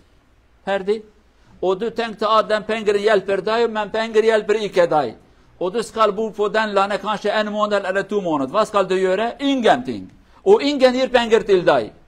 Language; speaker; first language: Norwegian; non-native, learner; Kurdish